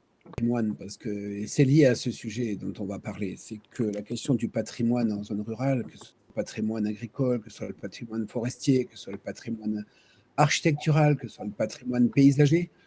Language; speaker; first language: French; native; French